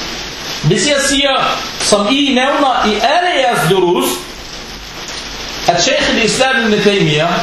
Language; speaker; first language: Danish; non-native, fluent; Arabic